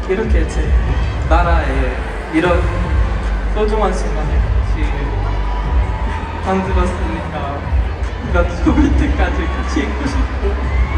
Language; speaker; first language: Korean; non-native, fluent; Filipino